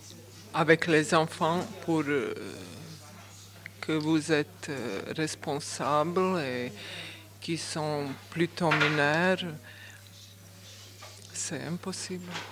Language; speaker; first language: French; non-native, learner; Bosnian